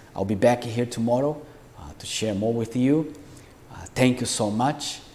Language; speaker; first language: English; non-native, fluent; Portuguese